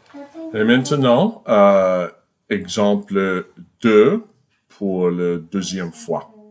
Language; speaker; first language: French; non-native, fluent; English